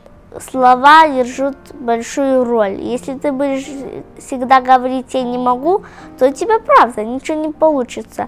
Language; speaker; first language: Russian; early bilingual, heritage; Russian